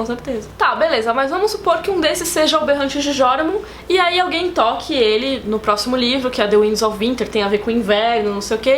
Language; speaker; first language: Portuguese; native; Portuguese